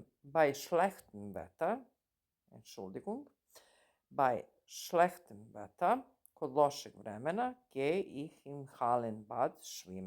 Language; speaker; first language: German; non-native, fluent; Serbian